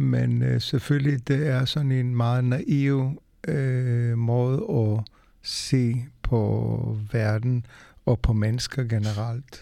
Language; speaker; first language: Danish; non-native, fluent; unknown